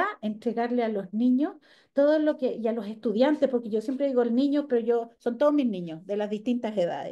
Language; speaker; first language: Spanish; native; Spanish